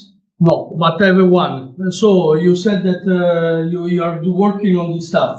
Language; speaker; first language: English; non-native, learner; Italian